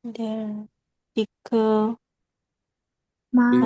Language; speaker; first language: German; non-native, learner; Indonesian